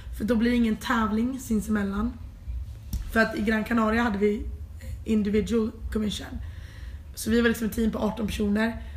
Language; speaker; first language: Swedish; native; Swedish